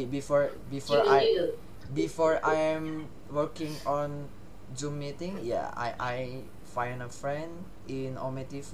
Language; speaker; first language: English; non-native, learner; Thai